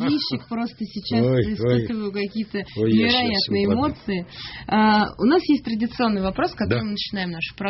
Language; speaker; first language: Russian; native; Russian